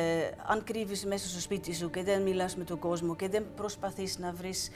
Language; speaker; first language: Greek; non-native, fluent; Dutch